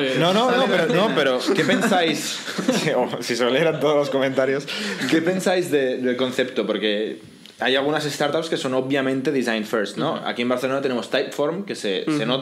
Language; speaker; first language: Spanish; native; Spanish